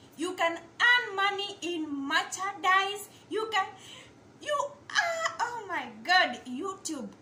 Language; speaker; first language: English; non-native, local second language; Kamba